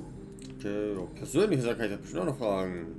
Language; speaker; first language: German; native; German